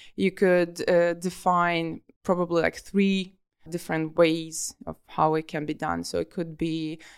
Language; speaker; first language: English; non-native, fluent; Russian